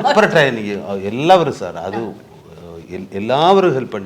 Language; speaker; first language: Tamil; non-native, learner; Malayalam